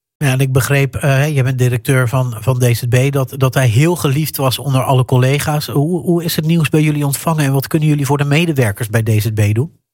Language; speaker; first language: Dutch; native; Dutch